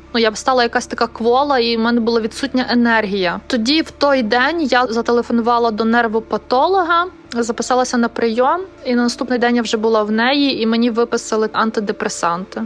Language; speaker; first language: Ukrainian; native; Ukrainian